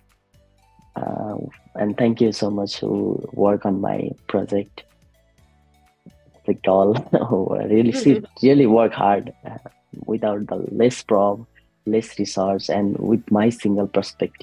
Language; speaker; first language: English; non-native, learner; Nepali